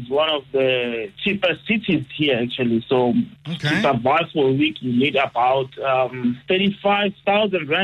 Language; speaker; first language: English; non-native, local second language; Tsonga